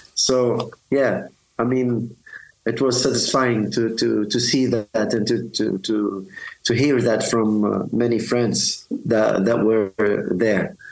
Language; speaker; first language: English; non-native, fluent; Arabic